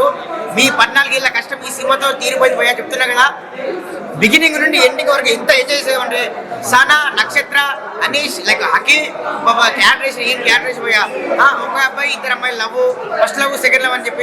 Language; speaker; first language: Telugu; native; Telugu